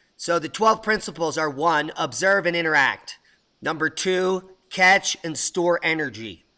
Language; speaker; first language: English; native; English